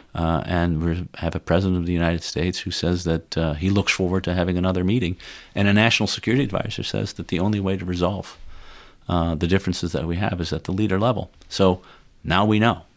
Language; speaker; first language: English; non-native, fluent; Dutch